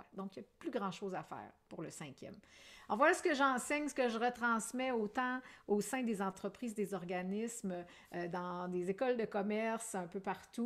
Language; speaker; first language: French; native; French